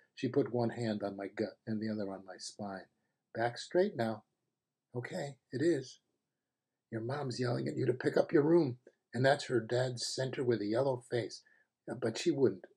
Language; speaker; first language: English; native; English